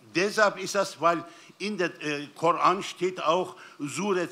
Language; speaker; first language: German; non-native, fluent; Turkish